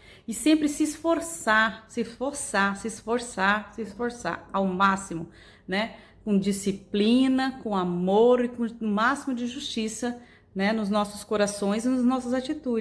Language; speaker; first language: Portuguese; native; Portuguese